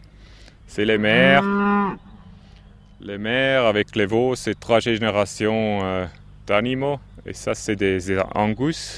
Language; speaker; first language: French; non-native, local second language; German